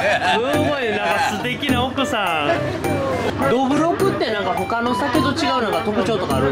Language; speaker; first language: Japanese; native; Japanese